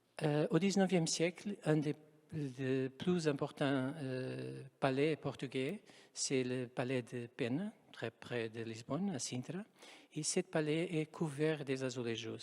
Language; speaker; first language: French; non-native, fluent; Portuguese